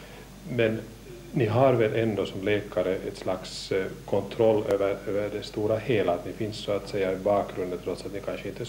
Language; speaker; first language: Swedish; native; Swedish